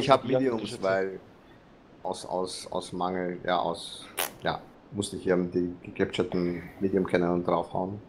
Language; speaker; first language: German; native; German